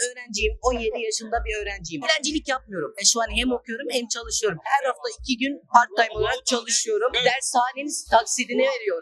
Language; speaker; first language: Turkish; early bilingual, other home language; Arabic